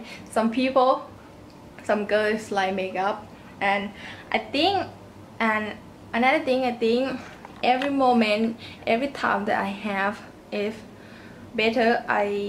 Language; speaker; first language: English; non-native, learner; Thai